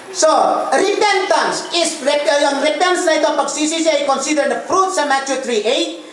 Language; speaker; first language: Filipino; non-native, local second language; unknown